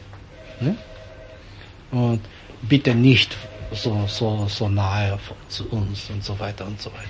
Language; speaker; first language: German; non-native, fluent; Japanese